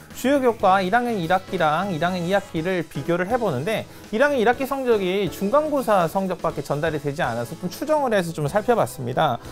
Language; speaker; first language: Korean; native; Korean